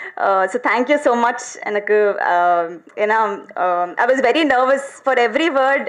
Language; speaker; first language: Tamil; non-native, learner; Telugu